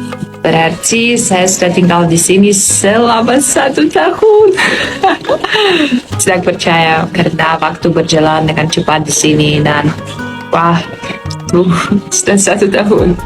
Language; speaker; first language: Indonesian; non-native, fluent; Polish